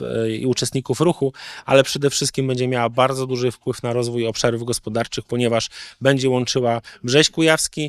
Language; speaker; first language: Polish; native; Polish